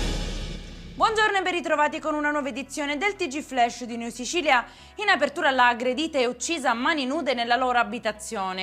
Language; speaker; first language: Italian; native; Italian